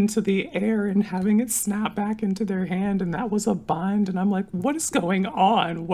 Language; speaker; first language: English; native; English